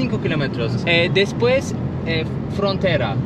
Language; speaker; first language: Spanish; non-native, learner; Turkish